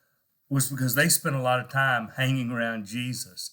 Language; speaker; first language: English; native; English